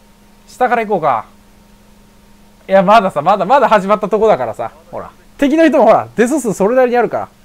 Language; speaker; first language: Japanese; native; Japanese